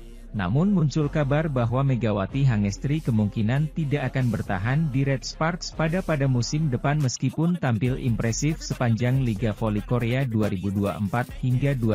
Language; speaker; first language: Indonesian; native; Indonesian